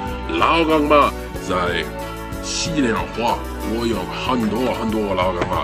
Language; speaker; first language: Chinese; non-native, learner; English